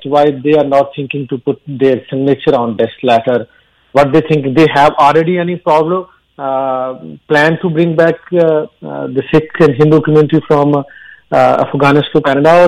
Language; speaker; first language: English; non-native, local second language; Punjabi